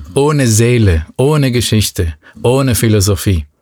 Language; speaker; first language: German; non-native, fluent; Hebrew